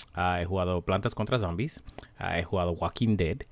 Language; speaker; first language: Spanish; early bilingual, heritage; Spanish